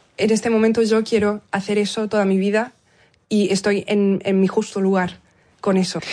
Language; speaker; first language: Spanish; early bilingual, heritage; Spanish